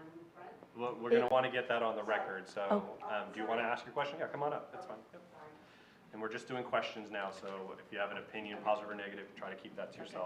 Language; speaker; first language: English; native; English